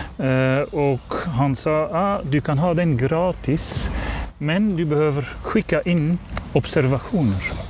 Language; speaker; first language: Swedish; non-native, learner; Dutch